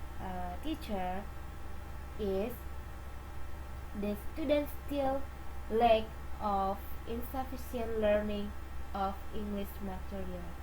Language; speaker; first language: English; non-native, learner; Indonesian